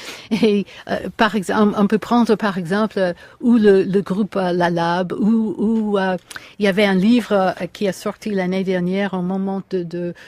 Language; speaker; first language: French; non-native, fluent; English